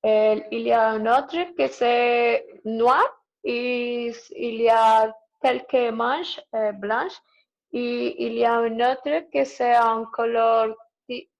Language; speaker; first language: French; non-native, learner; Spanish